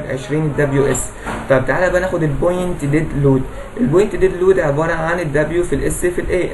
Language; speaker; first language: Arabic; native; Arabic